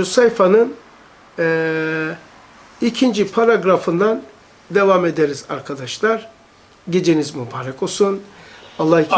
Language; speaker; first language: Turkish; native; Turkish